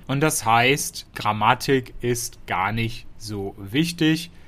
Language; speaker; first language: German; native; German